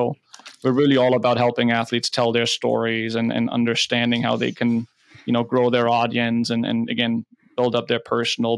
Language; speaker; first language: English; non-native, fluent; German